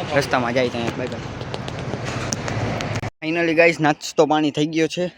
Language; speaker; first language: Gujarati; native; Gujarati